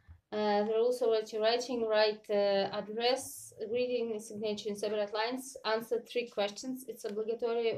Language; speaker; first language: English; non-native, learner; Russian